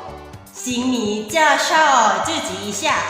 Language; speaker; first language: Chinese; non-native, learner; Lao